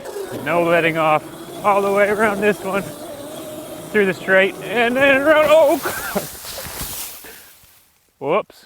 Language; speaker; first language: English; native; English